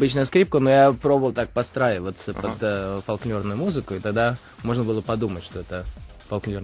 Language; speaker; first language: Russian; early bilingual, heritage; Russian